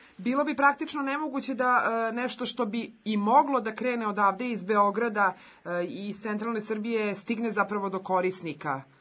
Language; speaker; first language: Serbian; native; Serbian